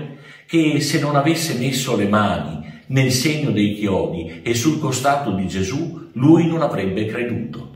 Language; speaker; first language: Italian; native; Italian